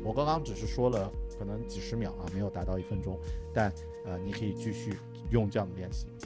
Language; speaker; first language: Chinese; native; Chinese